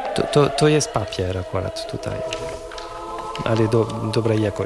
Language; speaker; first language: Polish; non-native, fluent; French